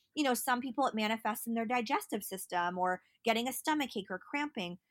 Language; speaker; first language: English; native; English